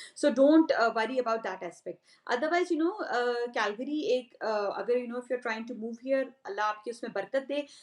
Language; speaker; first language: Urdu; native; Urdu